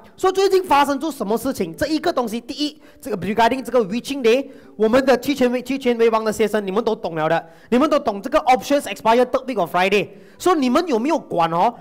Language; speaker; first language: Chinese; non-native, local second language; Tamil